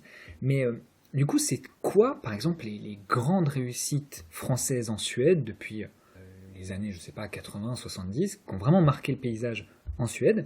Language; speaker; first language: French; native; French